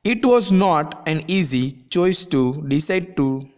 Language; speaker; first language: English; non-native, local second language; Gujarati